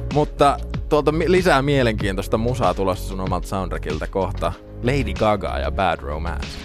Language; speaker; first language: Finnish; native; Finnish